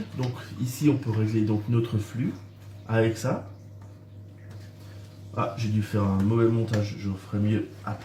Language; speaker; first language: French; native; French